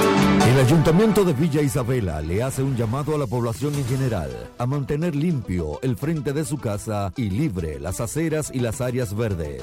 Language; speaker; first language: Spanish; native; Spanish